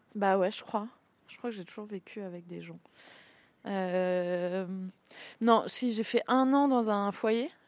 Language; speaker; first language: French; native; French